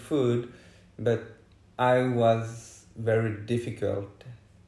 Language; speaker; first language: English; non-native, fluent; French